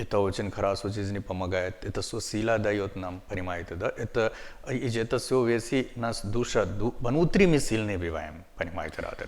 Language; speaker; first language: Russian; non-native, learner; Hindi